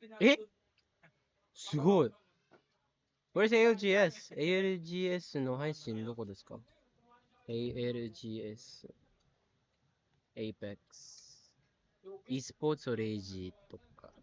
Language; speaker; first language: Japanese; non-native, learner; Filipino